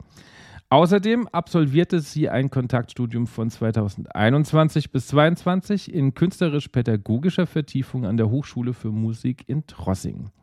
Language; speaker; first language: German; native; German